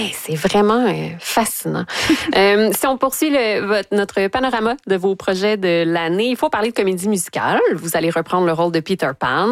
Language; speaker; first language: French; native; French